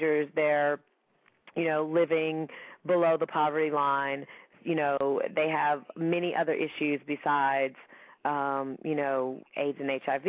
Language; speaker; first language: English; native; English